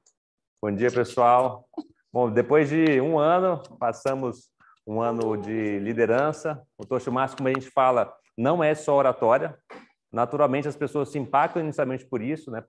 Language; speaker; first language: Portuguese; native; Portuguese